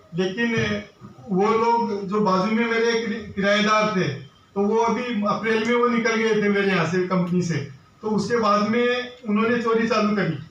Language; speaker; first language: Hindi; non-native, local second language; Marathi